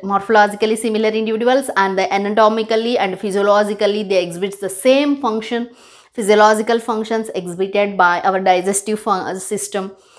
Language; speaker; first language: English; non-native, local second language; Telugu